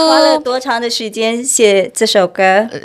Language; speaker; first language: Chinese; early bilingual, heritage; Chinese